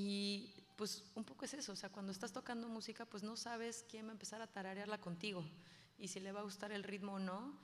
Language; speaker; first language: Spanish; native; Spanish